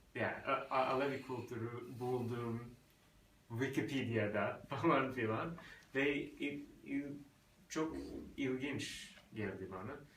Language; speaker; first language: Turkish; non-native, learner; English